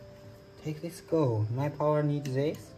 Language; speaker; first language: English; non-native, learner; Chinese